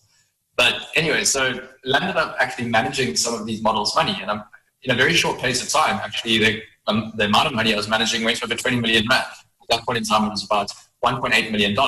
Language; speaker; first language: English; native; English